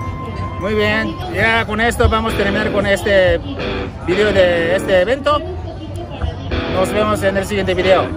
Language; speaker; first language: Spanish; non-native, learner; Japanese